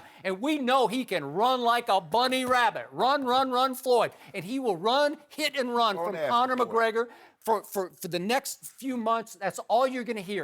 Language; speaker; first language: English; native; English